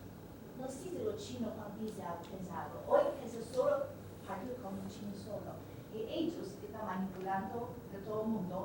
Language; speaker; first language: Spanish; non-native, learner; Chinese